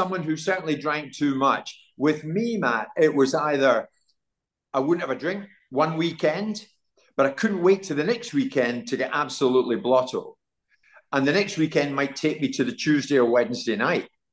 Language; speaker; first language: English; native; English